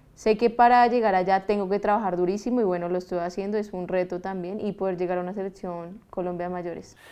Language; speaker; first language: Spanish; native; Spanish